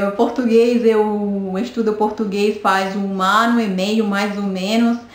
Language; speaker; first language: Portuguese; non-native, fluent; Romanian